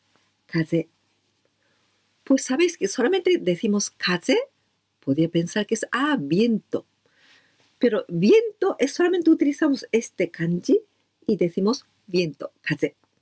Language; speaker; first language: Spanish; non-native, learner; Japanese